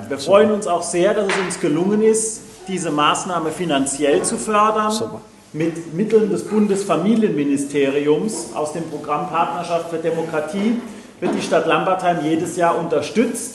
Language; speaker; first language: German; native; German